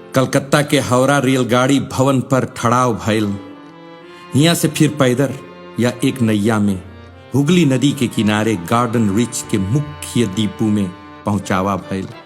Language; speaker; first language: Bhojpuri; early bilingual, heritage; Bhojpuri